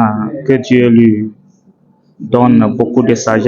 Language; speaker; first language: French; non-native, fluent; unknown